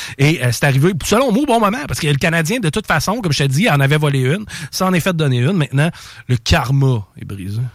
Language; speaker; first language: French; non-native, local second language; English